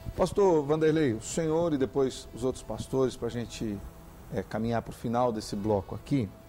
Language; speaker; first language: Portuguese; native; Portuguese